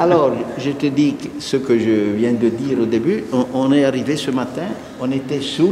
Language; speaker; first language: French; non-native, fluent; Italian